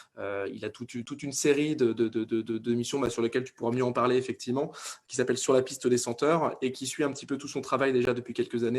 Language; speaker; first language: French; native; French